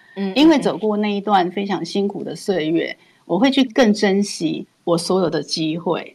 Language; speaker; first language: Chinese; native; Chinese